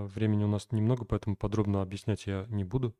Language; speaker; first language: Russian; native; Russian